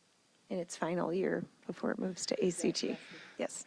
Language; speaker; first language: English; native; English